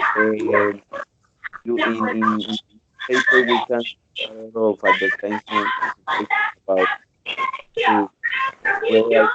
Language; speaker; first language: English; non-native, learner; Spanish